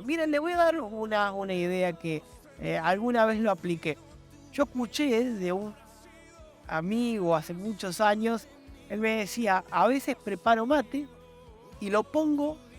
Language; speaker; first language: Spanish; native; Spanish